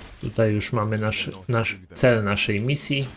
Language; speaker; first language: Polish; native; Polish